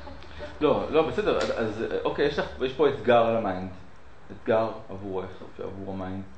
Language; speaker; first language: Hebrew; native; Hebrew